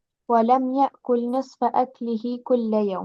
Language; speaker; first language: Arabic; non-native, learner; Albanian